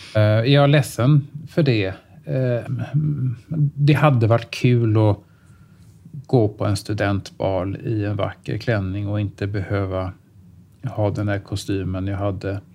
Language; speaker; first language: Swedish; native; Swedish